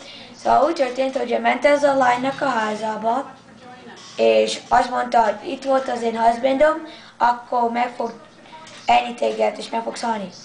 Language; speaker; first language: Hungarian; early bilingual, heritage; English